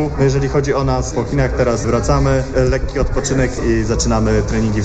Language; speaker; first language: Polish; native; Polish